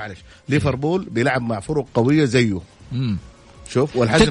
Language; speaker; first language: Arabic; native; Arabic